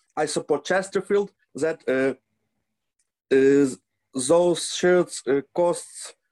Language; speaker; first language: English; non-native, learner; Ukrainian